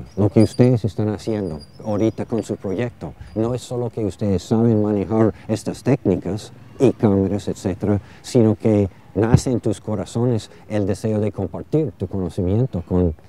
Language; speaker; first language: Spanish; non-native, fluent; English